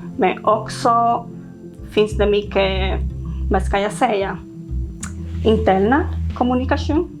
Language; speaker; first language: Swedish; non-native, fluent; Spanish